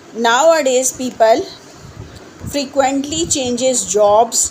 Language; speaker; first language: English; non-native, local second language; Urdu